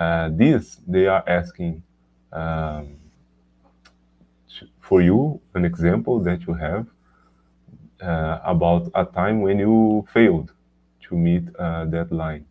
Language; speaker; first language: English; non-native, learner; Portuguese